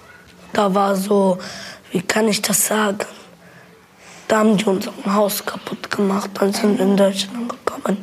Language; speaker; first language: German; early bilingual, other home language; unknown